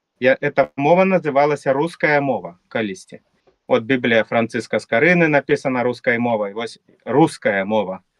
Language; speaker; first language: Belarusian; non-native, local second language; Russian